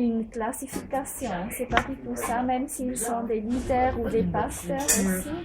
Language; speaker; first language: French; non-native, fluent; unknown